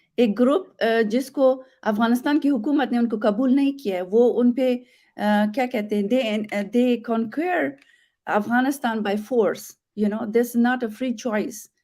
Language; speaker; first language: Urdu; non-native, fluent; Persian